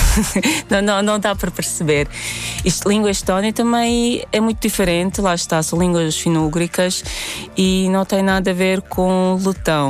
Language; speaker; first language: Portuguese; non-native, fluent; Latvian